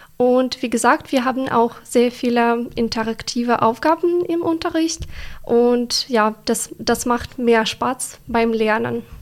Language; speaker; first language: German; non-native, fluent; Ukrainian